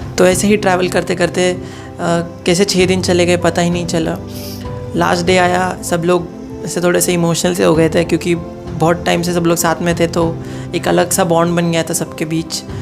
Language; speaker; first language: Hindi; non-native, local second language; Marathi